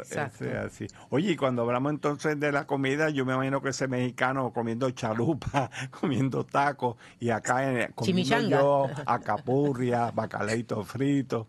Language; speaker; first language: Spanish; native; Spanish